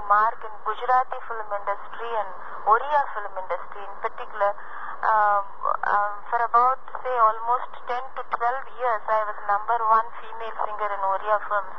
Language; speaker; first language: English; non-native, local second language; Tamil